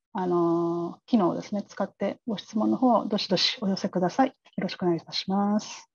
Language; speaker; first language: Japanese; native; Japanese